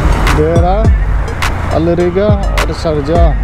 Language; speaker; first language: Hindi; native; Hindi